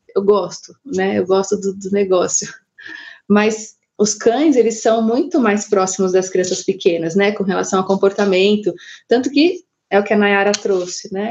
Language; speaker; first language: Portuguese; native; Portuguese